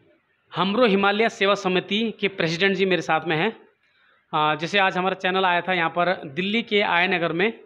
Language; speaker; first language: Hindi; native; Hindi